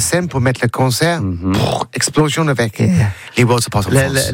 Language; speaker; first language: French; non-native, learner; English